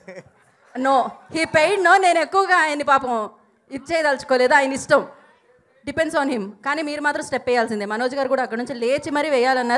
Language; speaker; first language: Telugu; native; Telugu